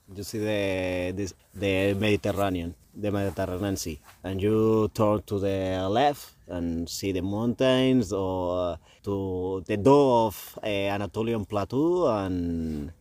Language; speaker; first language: English; non-native, learner; Spanish